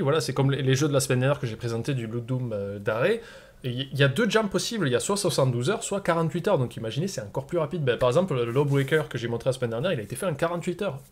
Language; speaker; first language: French; native; French